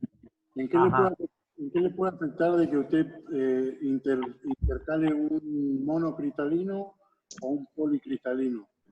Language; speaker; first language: Spanish; native; Spanish